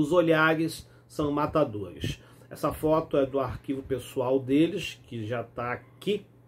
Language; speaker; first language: Portuguese; native; Portuguese